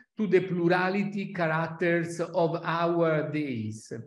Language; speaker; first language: English; non-native, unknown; Italian